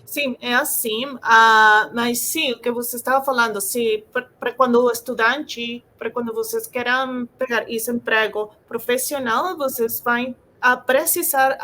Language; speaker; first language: Portuguese; non-native, fluent; Spanish